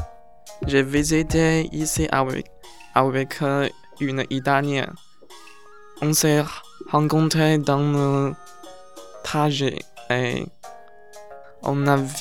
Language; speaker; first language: French; non-native, learner; Chinese